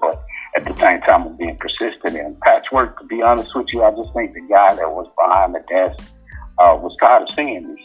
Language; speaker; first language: English; native; English